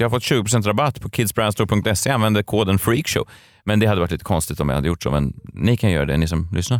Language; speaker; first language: Swedish; native; Swedish